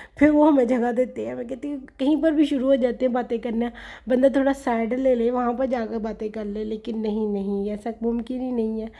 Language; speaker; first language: Urdu; native; Urdu